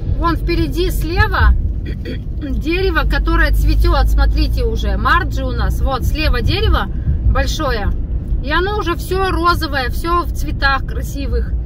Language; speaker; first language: Russian; native; Russian